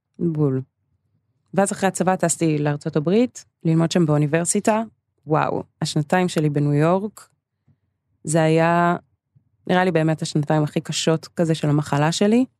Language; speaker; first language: Hebrew; early bilingual, other home language; English